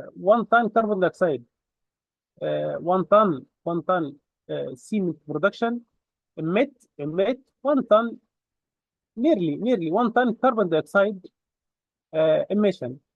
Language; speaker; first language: English; non-native, fluent; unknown